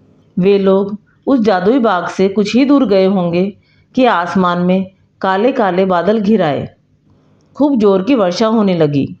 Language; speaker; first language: Hindi; native; Hindi